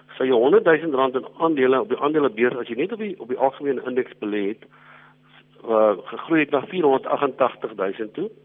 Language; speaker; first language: Afrikaans; native; Afrikaans